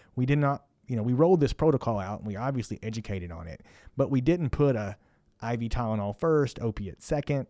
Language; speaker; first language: English; native; English